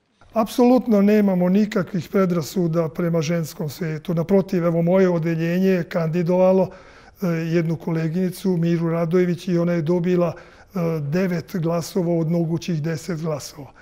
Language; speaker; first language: Serbian; native; Serbian